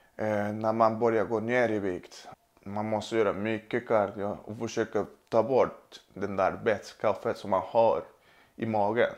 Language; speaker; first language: Swedish; non-native, fluent; Spanish